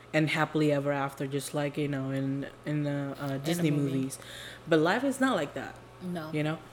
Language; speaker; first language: English; non-native, fluent; Indonesian